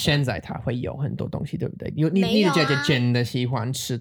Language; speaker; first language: Chinese; non-native, learner; English